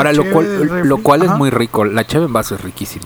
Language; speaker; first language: Spanish; native; Spanish